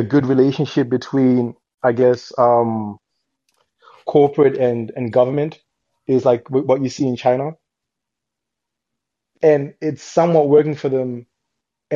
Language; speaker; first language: English; native; English